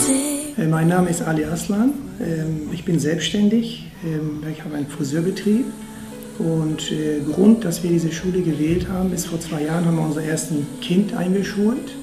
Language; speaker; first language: German; early bilingual, other home language; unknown